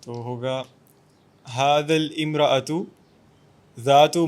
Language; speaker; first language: Arabic; non-native, learner; Urdu